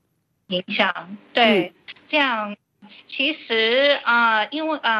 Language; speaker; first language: Chinese; early bilingual, heritage; Chinese